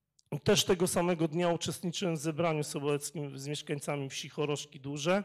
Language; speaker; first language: Polish; native; Polish